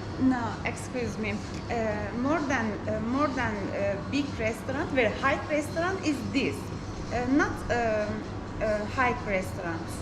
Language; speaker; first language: English; non-native, learner; Turkish